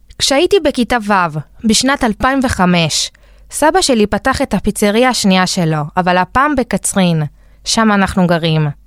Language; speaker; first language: Hebrew; early bilingual, other home language; Spanish